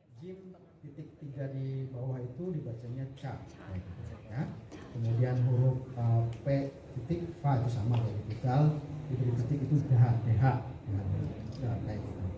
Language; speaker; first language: Indonesian; non-native, local second language; Sundanese